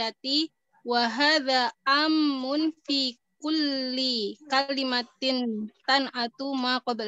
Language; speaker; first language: Arabic; non-native, learner; Indonesian